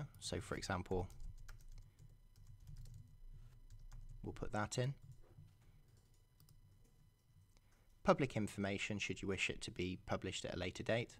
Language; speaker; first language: English; native; English